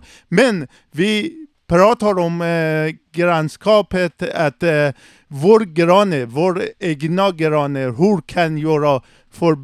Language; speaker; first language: Swedish; non-native, learner; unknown